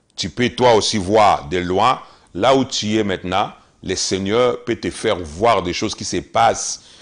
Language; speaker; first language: French; non-native, local second language; Lingala